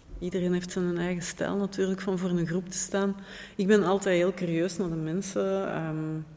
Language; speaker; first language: Dutch; native; Dutch